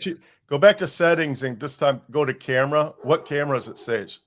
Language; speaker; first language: English; native; English